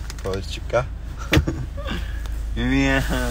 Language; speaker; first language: Korean; non-native, fluent; Cantonese